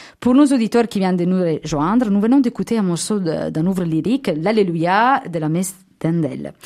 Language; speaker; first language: French; non-native, fluent; Italian